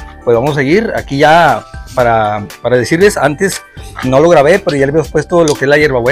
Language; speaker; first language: Spanish; native; Spanish